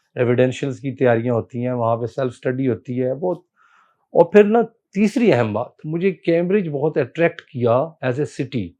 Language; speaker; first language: Urdu; native; Urdu